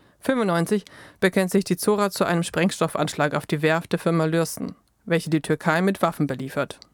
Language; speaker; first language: German; native; German